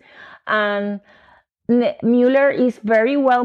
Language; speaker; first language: English; non-native, fluent; Spanish